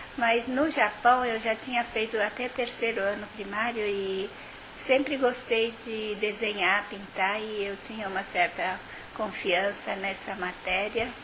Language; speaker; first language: Portuguese; early bilingual, other home language; Japanese